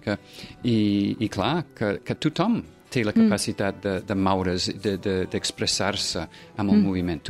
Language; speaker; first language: Catalan; non-native, fluent; English